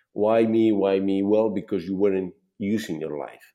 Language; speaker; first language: English; non-native, fluent; Spanish